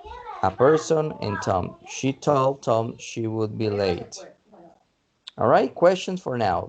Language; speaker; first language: English; non-native, fluent; Spanish